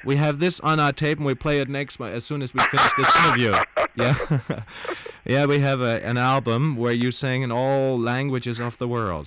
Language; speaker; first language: English; non-native, fluent; German